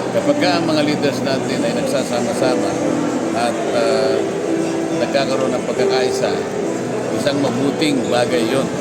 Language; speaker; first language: Filipino; native; Filipino